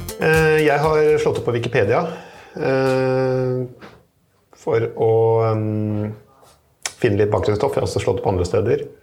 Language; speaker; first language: Norwegian; native; Norwegian